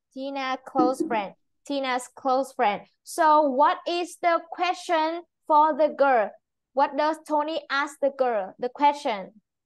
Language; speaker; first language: English; non-native, fluent; Vietnamese